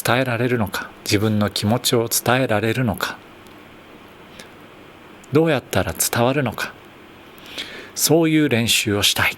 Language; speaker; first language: Japanese; native; Japanese